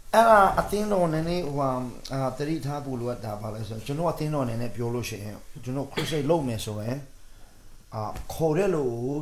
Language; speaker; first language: Burmese; non-native, local second language; Hakha Chin